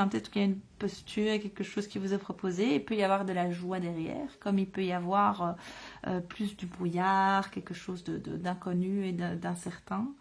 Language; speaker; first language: French; native; French